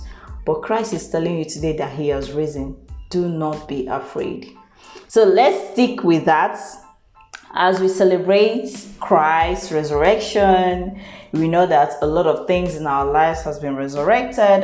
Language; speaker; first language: English; non-native, local second language; Igbo